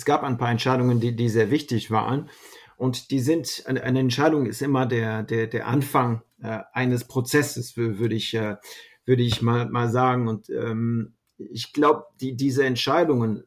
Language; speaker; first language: German; non-native, fluent; French